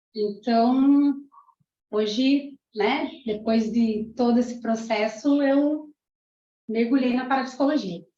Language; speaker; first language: Portuguese; early bilingual, other home language; Spanish